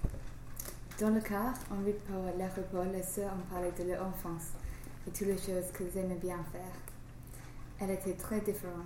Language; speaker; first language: French; non-native, fluent; English